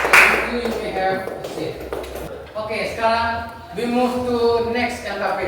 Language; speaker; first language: English; non-native, learner; Indonesian